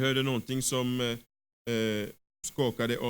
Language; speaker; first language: Swedish; non-native, fluent; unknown